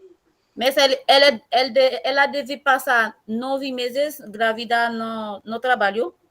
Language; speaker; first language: Portuguese; non-native, learner; Haitian Creole